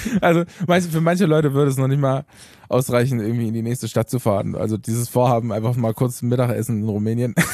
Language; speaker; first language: German; early bilingual, other home language; Romanian